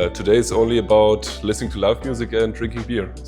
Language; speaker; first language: English; non-native, fluent; German